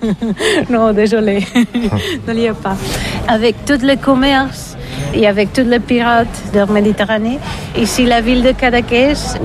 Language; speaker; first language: French; non-native, learner; Catalan